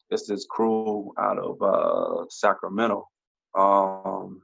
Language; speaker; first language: English; native; English